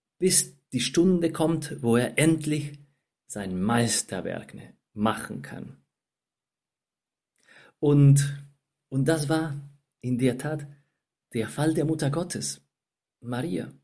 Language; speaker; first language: German; non-native, fluent; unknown